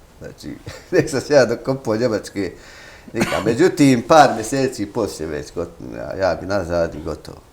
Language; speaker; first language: Bosnian; native; Bosnian